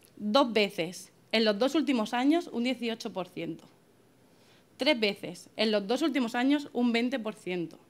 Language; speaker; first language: Spanish; native; Spanish